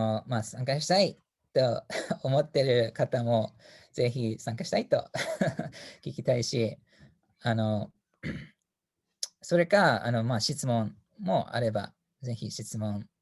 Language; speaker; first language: Japanese; non-native, fluent; English